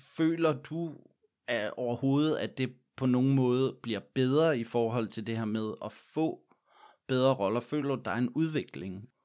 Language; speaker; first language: Danish; native; Danish